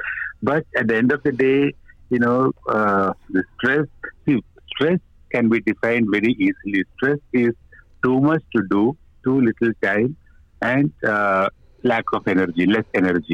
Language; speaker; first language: English; non-native, local second language; Malayalam